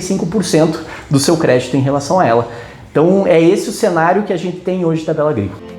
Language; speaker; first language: Portuguese; native; Portuguese